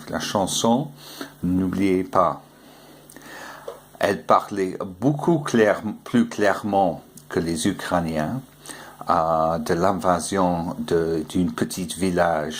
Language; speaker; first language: French; non-native, fluent; English